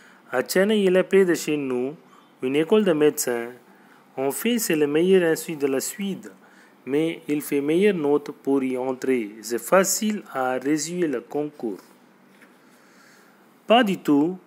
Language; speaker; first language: French; non-native, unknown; Tamil